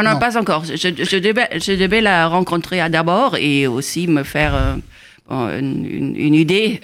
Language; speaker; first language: French; non-native, fluent; German